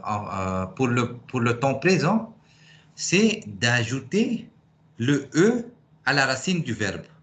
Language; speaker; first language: French; non-native, fluent; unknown